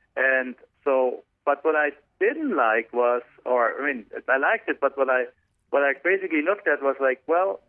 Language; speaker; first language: English; non-native, fluent; German